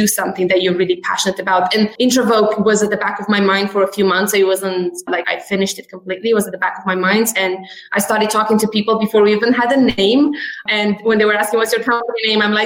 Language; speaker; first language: English; native; English